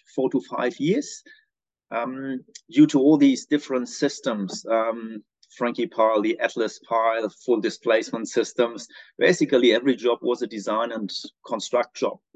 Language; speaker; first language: English; non-native, fluent; German